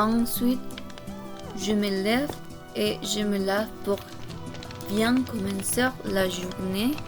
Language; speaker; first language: French; non-native, learner; Korean